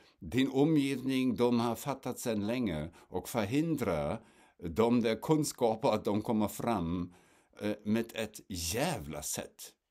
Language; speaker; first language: Swedish; non-native, fluent; German